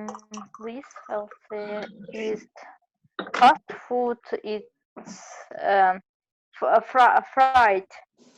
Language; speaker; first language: English; non-native, learner; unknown